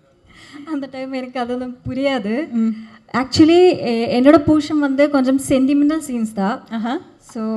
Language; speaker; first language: Tamil; non-native, learner; Malayalam